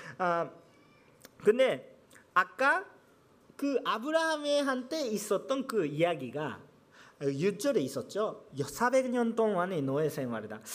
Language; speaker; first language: Korean; non-native, fluent; Japanese